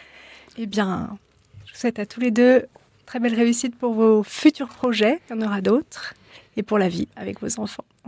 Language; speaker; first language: French; native; French